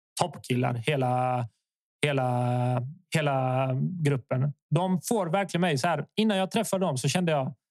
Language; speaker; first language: Swedish; early bilingual, other home language; Bosnian